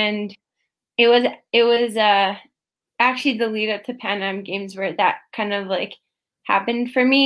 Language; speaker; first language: English; native; English